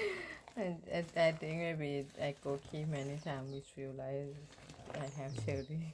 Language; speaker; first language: English; non-native, learner; Thai